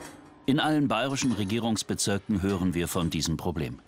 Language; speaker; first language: German; native; German